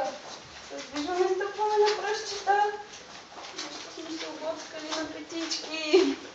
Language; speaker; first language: Bulgarian; native; Bulgarian